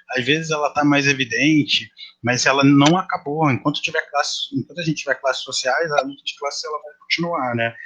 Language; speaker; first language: Portuguese; native; Portuguese